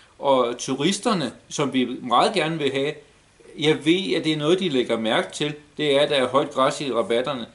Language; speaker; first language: Danish; native; Danish